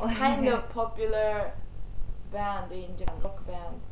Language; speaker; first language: English; non-native, learner; Japanese